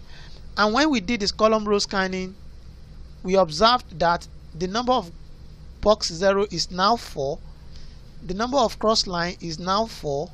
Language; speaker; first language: English; non-native, local second language; Yoruba